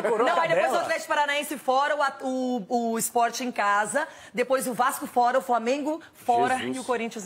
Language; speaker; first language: Portuguese; native; Portuguese